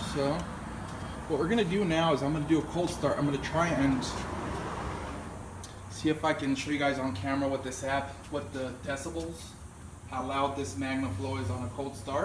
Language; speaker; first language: English; native; English